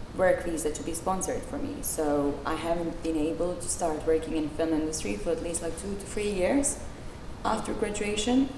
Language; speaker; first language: English; non-native, fluent; Serbian